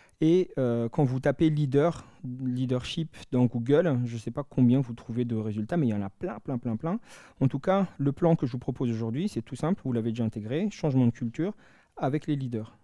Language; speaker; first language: French; non-native, local second language; Malagasy